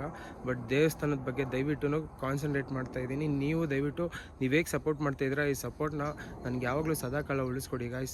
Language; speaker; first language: Kannada; native; Kannada